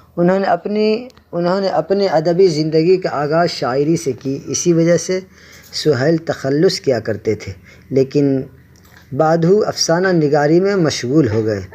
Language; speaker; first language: Urdu; native; Urdu